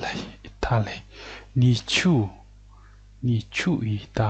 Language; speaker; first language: Chinese; non-native, learner; Mongolian